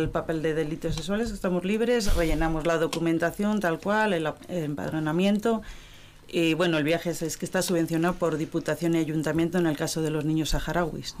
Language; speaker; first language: Spanish; native; Spanish